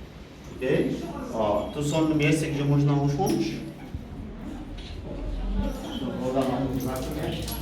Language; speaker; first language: Polish; non-native, learner; Arabic